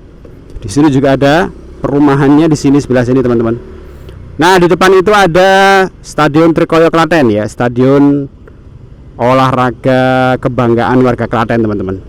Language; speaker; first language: Indonesian; non-native, local second language; Javanese